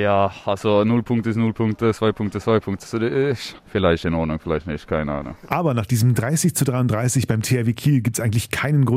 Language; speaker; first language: German; non-native, learner; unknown